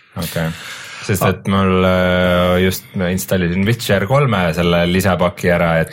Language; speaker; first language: Estonian; native; Estonian